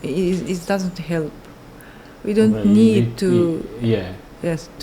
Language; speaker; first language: English; non-native, learner; Japanese